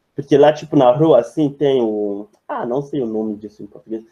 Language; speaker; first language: Portuguese; non-native, fluent; French